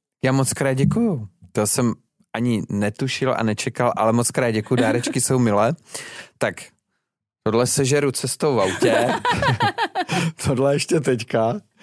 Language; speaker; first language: Czech; native; Czech